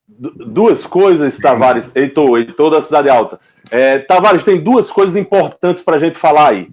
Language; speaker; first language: Portuguese; native; Portuguese